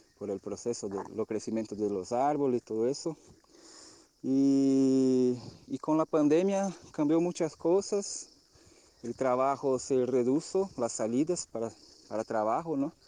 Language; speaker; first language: Spanish; non-native, fluent; Portuguese